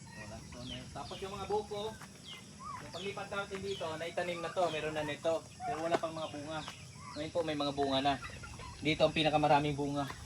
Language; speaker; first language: Filipino; non-native, local second language; Cebuano